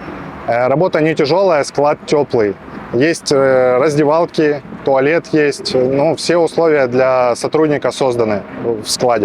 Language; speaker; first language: Russian; native; Russian